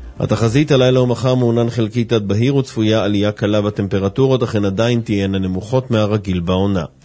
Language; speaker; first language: Hebrew; native; Hebrew